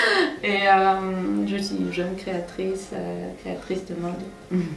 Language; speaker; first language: French; non-native, fluent; Armenian